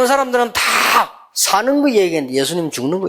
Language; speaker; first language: Korean; native; Korean